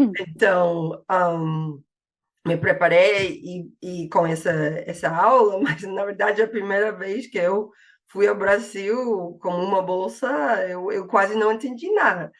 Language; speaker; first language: Portuguese; non-native, fluent; English